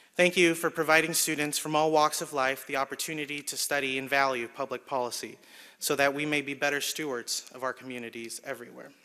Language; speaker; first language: English; early bilingual, other home language; Spanish